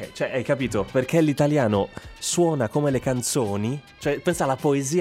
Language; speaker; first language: Italian; native; Italian